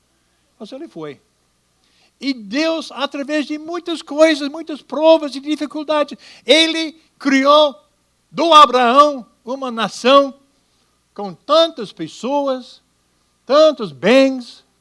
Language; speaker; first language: Portuguese; non-native, fluent; English